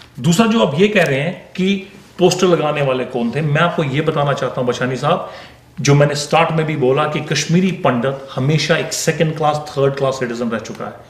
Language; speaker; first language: Hindi; non-native, local second language; Kashmiri